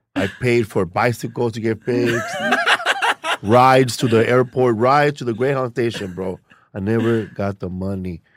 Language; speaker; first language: English; early bilingual, other home language; Spanish